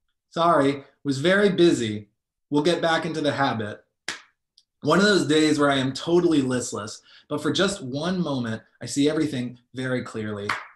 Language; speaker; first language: English; early bilingual, other home language; Spanish